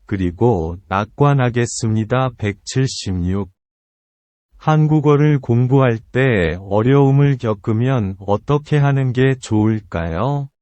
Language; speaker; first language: Korean; non-native, learner; Vietnamese